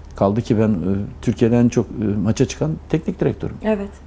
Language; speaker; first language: Turkish; native; Turkish